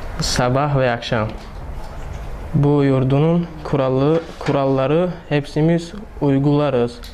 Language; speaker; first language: Turkish; non-native, learner; Tajik